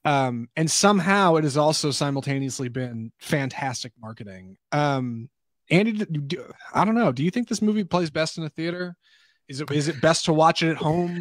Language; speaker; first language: English; native; English